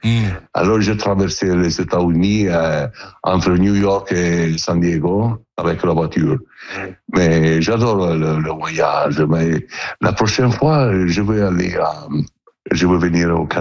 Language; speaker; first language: French; non-native, learner; Italian